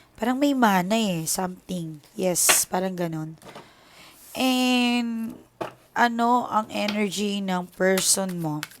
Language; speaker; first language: Filipino; native; Filipino